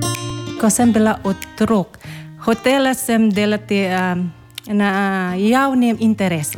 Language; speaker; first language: Slovenian; non-native, learner; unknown